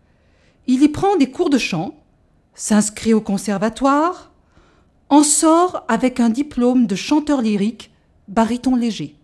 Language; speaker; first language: French; native; French